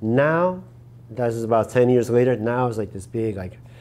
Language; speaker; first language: English; native; English